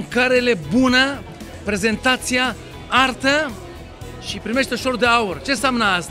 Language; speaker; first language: Romanian; non-native, learner; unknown